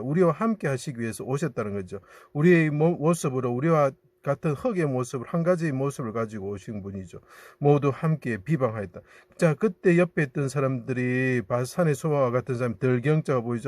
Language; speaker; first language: Korean; native; Korean